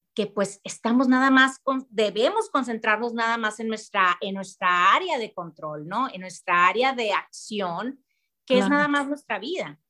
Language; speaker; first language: Spanish; native; Spanish